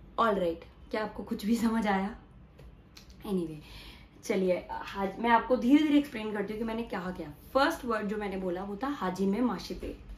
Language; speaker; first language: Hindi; native; Hindi